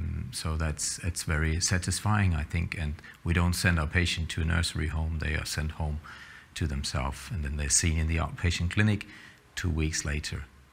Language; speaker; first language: English; non-native, fluent; Danish